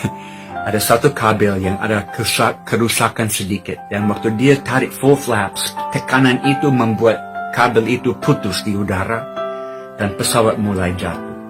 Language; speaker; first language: Indonesian; non-native, fluent; English